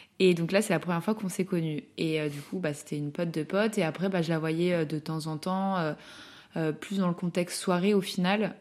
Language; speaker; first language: French; native; French